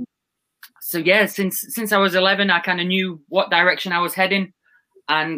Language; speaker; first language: English; native; English